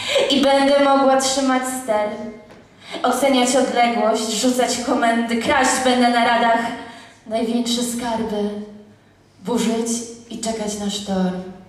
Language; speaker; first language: Polish; native; Polish